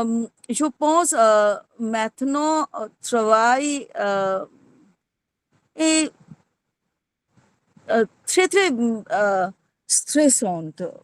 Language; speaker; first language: French; non-native, learner; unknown